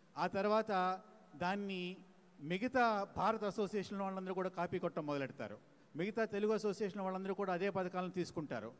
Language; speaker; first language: Telugu; native; Telugu